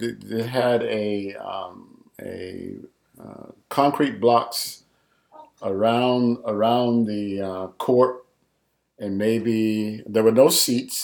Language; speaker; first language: English; native; English